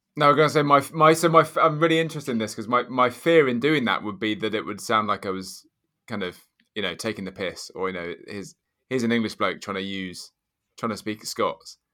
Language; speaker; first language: English; native; English